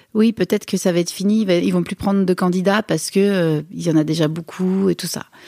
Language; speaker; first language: French; native; French